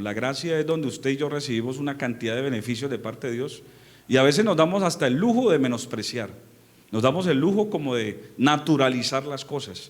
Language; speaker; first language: Spanish; native; Spanish